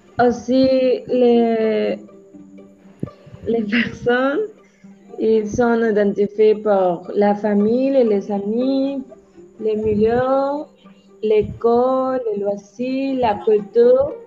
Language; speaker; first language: French; non-native, learner; Spanish